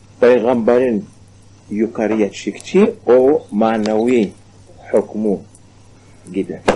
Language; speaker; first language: Turkish; non-native, learner; Arabic